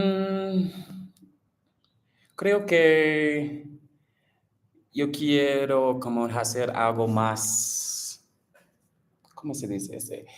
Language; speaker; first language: Spanish; non-native, learner; English